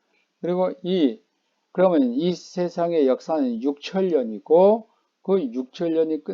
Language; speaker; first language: Korean; native; Korean